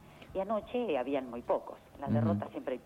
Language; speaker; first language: Spanish; native; Spanish